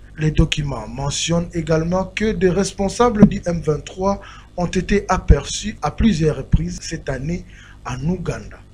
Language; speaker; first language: French; non-native, local second language; Lingala